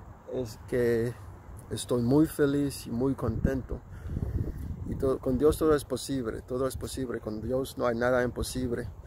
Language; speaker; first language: Spanish; non-native, local second language; Haitian Creole